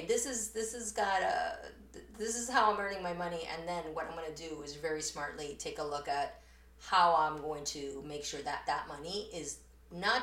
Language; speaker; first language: English; early bilingual, other home language; Spanish